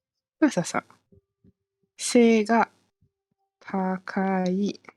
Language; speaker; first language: Japanese; non-native, fluent; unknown